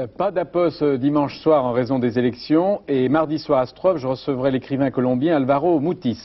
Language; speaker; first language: French; native; French